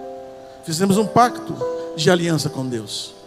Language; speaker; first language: Portuguese; native; Portuguese